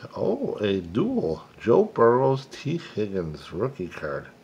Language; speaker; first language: English; native; English